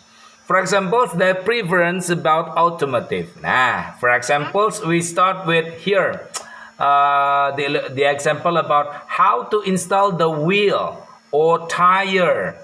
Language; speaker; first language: English; non-native, fluent; Indonesian